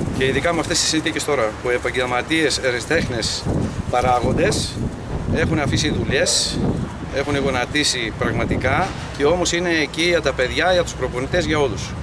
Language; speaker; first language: Greek; early bilingual, heritage; Greek